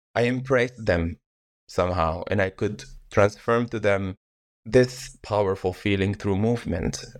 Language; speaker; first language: English; non-native, fluent; Arabic